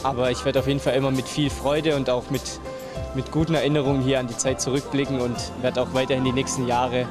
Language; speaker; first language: German; native; German